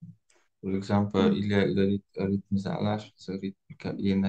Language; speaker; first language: French; non-native, fluent; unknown